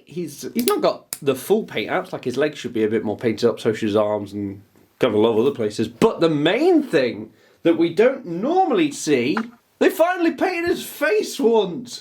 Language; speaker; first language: English; native; English